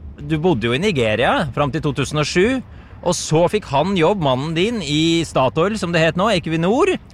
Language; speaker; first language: Norwegian; native; Norwegian